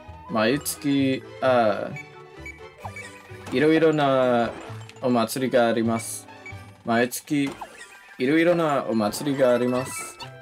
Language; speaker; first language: Japanese; non-native, learner; English